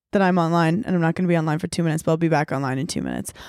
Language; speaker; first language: English; native; English